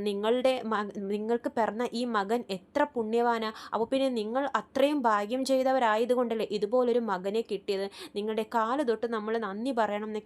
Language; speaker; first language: Malayalam; native; Malayalam